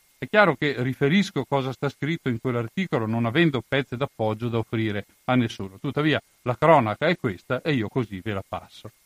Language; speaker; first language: Italian; native; Italian